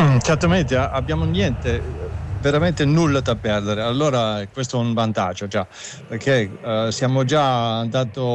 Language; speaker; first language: Italian; non-native, learner; German